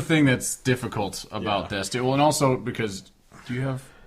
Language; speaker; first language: English; native; English